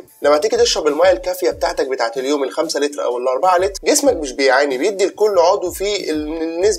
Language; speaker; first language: Arabic; native; Arabic